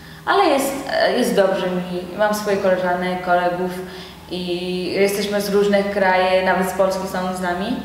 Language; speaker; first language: Polish; non-native, learner; Persian